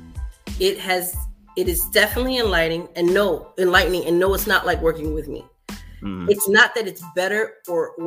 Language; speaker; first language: English; native; English